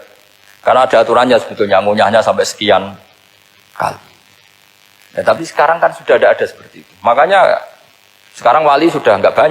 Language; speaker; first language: Indonesian; non-native, local second language; Javanese